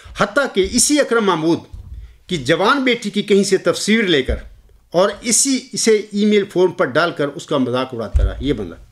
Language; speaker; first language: Urdu; native; Urdu